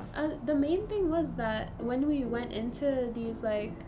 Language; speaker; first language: English; native; English